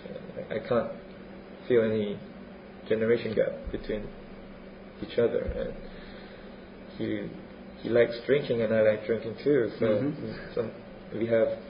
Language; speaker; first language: English; non-native, fluent; Korean